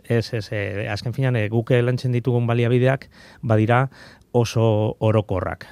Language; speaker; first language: Basque; native; Basque